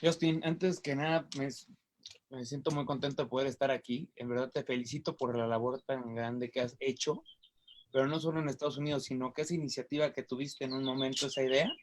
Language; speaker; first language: Spanish; native; Spanish